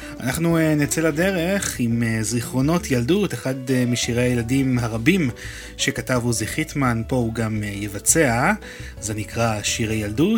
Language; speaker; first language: Hebrew; native; Hebrew